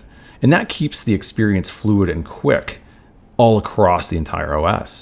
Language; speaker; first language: English; native; English